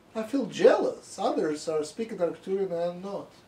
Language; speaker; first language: English; non-native, fluent; Russian